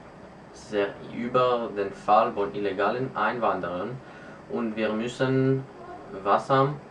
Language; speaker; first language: German; non-native, learner; French